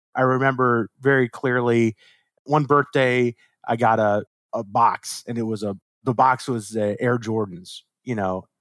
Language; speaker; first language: English; native; English